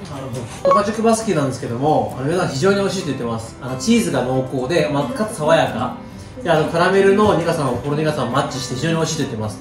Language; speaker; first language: Japanese; native; Japanese